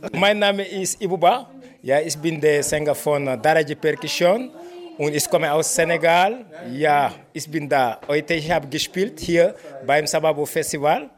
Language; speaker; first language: German; non-native, learner; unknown